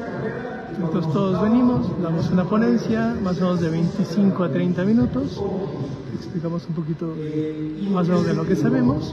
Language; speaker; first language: Spanish; native; Spanish